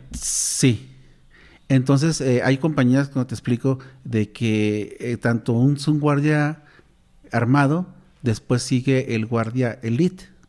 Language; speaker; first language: Spanish; native; Spanish